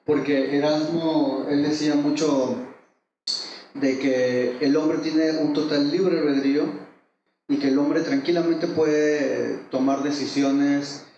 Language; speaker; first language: Spanish; native; Spanish